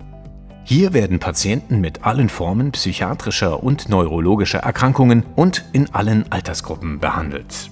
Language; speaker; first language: German; native; German